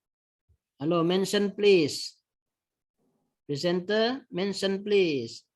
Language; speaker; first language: English; non-native, fluent; Indonesian